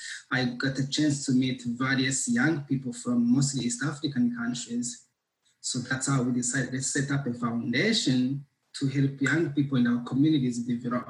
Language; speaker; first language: English; non-native, local second language; Kinyarwanda